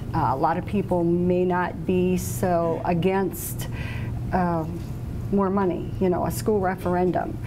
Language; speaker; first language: English; native; English